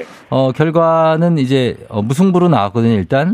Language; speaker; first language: Korean; native; Korean